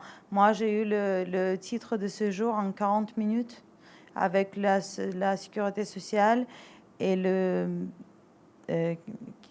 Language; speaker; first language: French; non-native, fluent; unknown